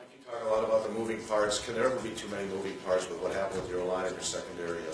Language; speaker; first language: English; native; English